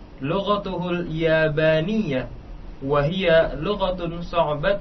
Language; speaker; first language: Arabic; non-native, learner; Indonesian